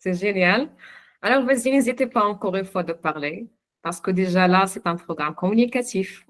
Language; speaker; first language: French; non-native, local second language; Arabic